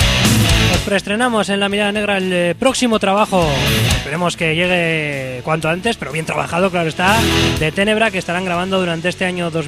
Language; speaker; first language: Spanish; native; Spanish